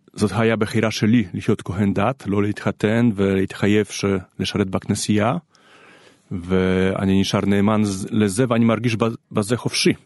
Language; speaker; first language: Hebrew; non-native, fluent; Polish